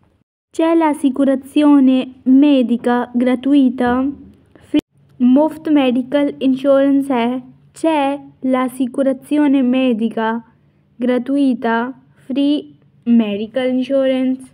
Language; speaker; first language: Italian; non-native, fluent; Urdu